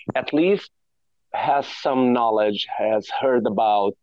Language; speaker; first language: English; non-native, fluent; Portuguese